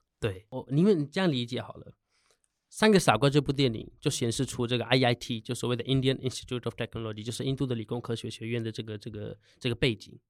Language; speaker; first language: Chinese; non-native, fluent; Hindi